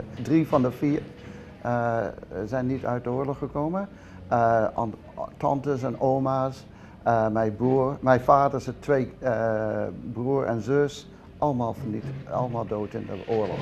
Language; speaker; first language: Dutch; early bilingual, heritage; Dutch